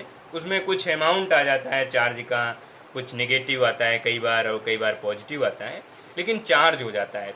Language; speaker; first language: Hindi; native; Hindi